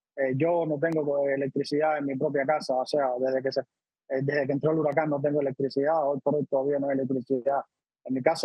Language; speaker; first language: Spanish; native; Spanish